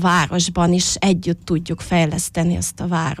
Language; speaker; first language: Hungarian; non-native, fluent; Russian